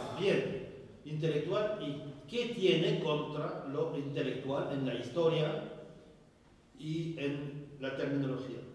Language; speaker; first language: Spanish; non-native, fluent; French